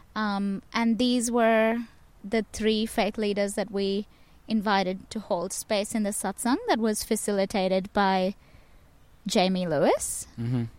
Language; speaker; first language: English; non-native, local second language; Tamil